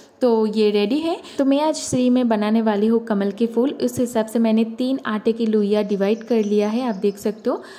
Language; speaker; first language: Hindi; non-native, local second language; Bangla